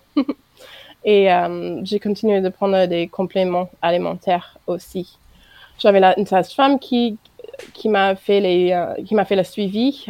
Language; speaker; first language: French; non-native, fluent; English